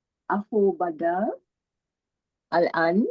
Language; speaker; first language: Arabic; non-native, learner; Malay